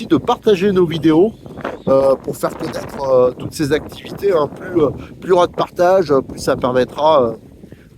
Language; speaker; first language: French; native; French